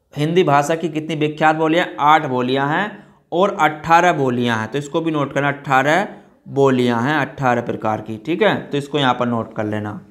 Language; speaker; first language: Hindi; native; Hindi